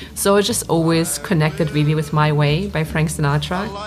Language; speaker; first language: English; non-native, fluent; German